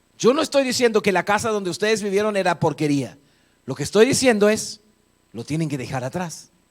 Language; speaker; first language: Spanish; non-native, fluent; German